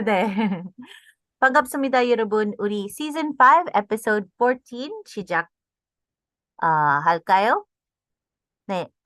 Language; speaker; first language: Korean; non-native, learner; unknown